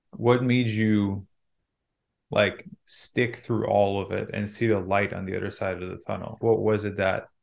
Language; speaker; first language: English; non-native, fluent; French